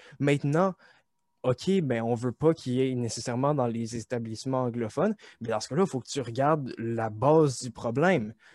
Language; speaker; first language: French; native; French